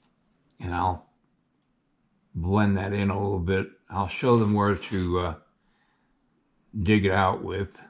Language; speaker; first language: English; native; English